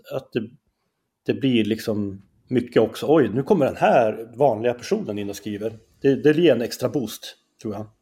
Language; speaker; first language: Swedish; native; Swedish